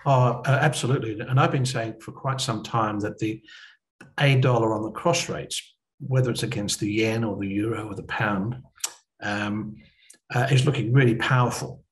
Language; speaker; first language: English; native; English